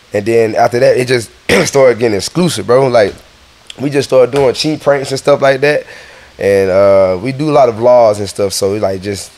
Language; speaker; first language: English; native; English